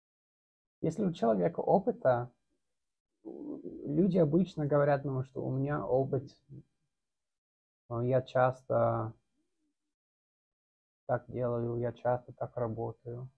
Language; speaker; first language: Russian; non-native, fluent; English